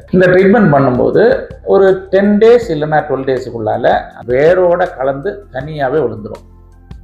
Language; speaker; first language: Tamil; native; Tamil